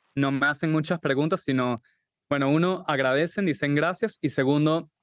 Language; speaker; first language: Spanish; native; Spanish